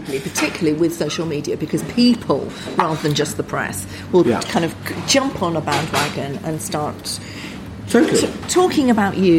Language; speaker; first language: English; native; English